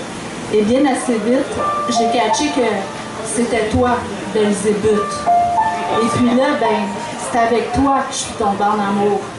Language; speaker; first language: French; native; French